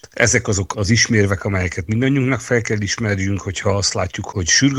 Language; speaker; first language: Hungarian; native; Hungarian